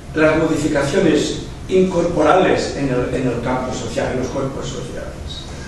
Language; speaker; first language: Spanish; non-native, local second language; Catalan